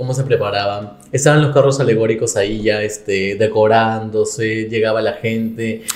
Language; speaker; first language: Spanish; native; Spanish